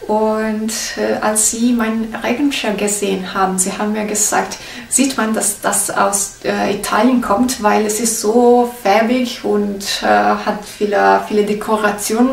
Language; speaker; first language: German; non-native, learner; Italian